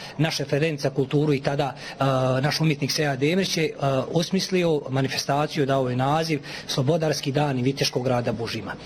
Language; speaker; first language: Bosnian; native; Bosnian